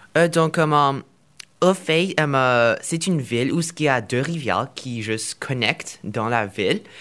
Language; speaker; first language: French; non-native, fluent; Chinese